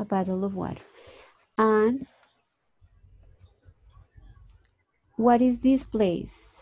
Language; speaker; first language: English; non-native, fluent; Spanish